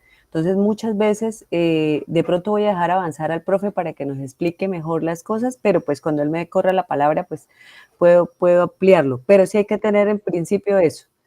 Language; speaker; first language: Spanish; native; Spanish